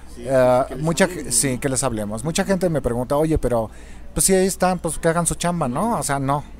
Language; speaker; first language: Spanish; non-native, local second language; German